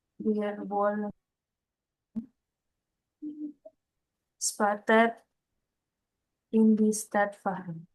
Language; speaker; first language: German; non-native, learner; Indonesian